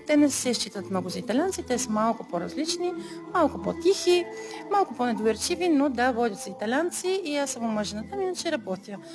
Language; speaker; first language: Bulgarian; native; Bulgarian